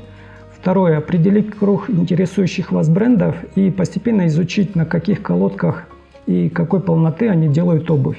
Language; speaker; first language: Russian; native; Russian